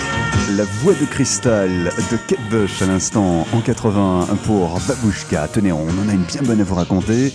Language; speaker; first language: French; native; French